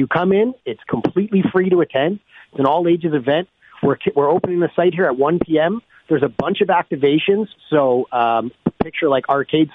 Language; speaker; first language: English; native; English